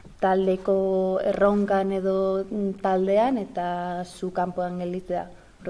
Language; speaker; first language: Basque; non-native, local second language; Spanish